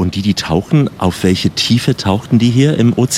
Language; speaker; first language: German; native; German